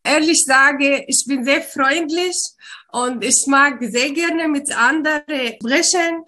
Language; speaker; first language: German; non-native, learner; Arabic